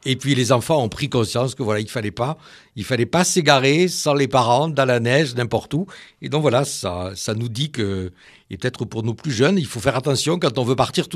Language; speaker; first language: French; native; French